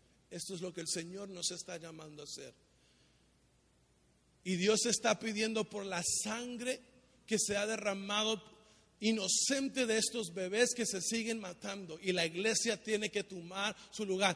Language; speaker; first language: Spanish; native; Spanish